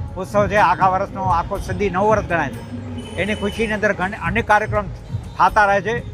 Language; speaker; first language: Gujarati; non-native, local second language; Sindhi